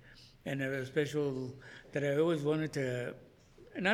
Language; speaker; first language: English; native; English